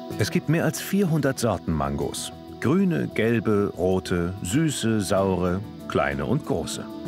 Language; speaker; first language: German; native; German